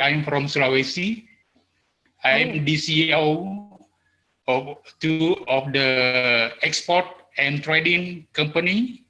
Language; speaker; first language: English; non-native, learner; Indonesian